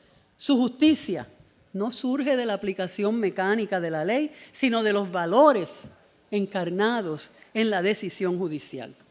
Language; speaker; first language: Spanish; native; Spanish